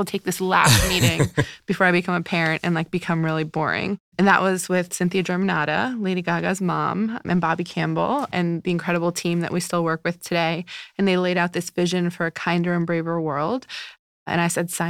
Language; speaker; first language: English; native; English